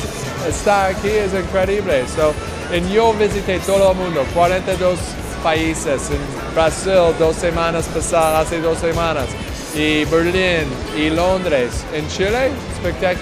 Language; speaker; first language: Spanish; non-native, learner; English